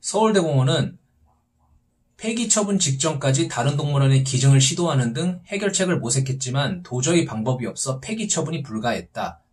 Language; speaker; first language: Korean; native; Korean